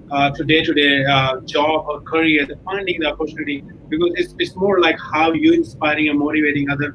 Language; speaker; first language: English; non-native, local second language; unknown